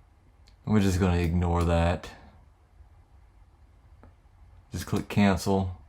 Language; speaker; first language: English; native; English